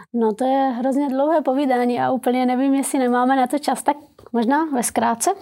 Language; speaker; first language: Czech; early bilingual, other home language; Persian